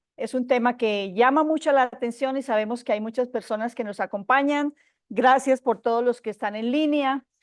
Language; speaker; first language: Spanish; native; Spanish